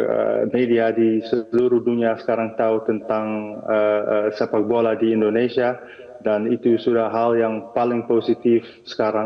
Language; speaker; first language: Indonesian; early bilingual, heritage; Dutch